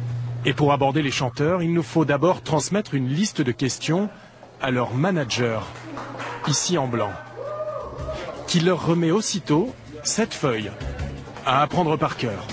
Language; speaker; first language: French; native; French